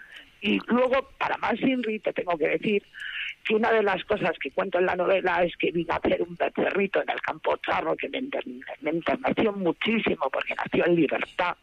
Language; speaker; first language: Spanish; native; Spanish